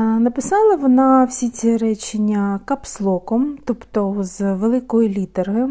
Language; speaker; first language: Ukrainian; non-native, local second language; Russian